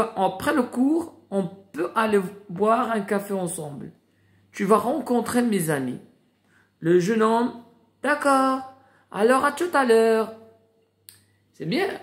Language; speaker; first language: French; non-native, local second language; Arabic